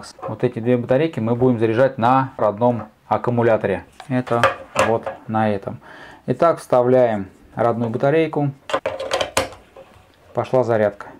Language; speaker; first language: Russian; native; Russian